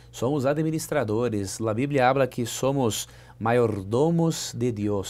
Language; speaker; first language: Spanish; non-native, learner; Portuguese